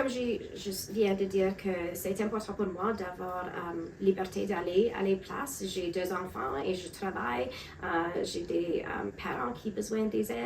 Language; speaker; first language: French; non-native, local second language; English